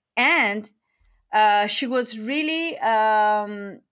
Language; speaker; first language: English; non-native, fluent; Italian